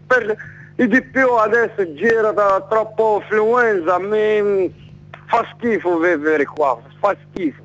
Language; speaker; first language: Italian; non-native, learner; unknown